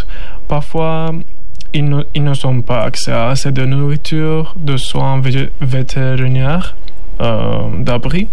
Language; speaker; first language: French; non-native, learner; Turkish